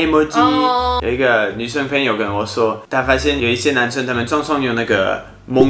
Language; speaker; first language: Chinese; non-native, fluent; French